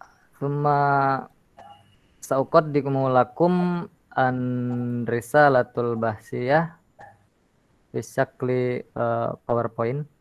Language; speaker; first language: Arabic; non-native, learner; Indonesian